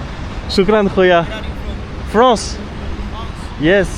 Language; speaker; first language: English; non-native, fluent; French